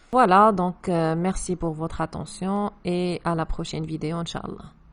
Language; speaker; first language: French; non-native, local second language; Arabic